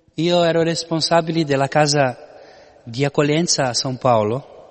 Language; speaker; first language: Italian; non-native, fluent; Portuguese